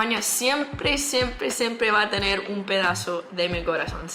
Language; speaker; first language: Spanish; non-native, fluent; English